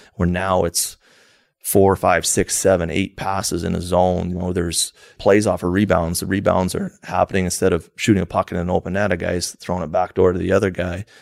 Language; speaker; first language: English; native; English